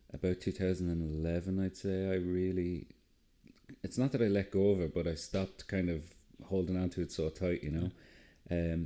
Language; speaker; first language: English; native; English